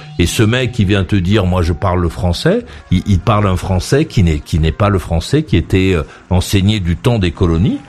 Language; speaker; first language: French; native; French